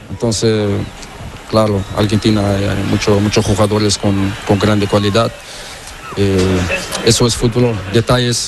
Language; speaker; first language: Spanish; non-native, learner; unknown